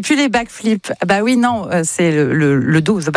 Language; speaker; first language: French; native; French